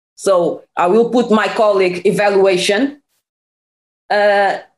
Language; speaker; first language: English; non-native, fluent; Portuguese